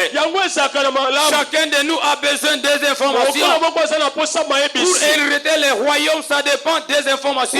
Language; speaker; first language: French; non-native, local second language; Lingala